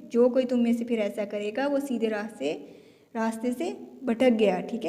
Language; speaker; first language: Urdu; native; Urdu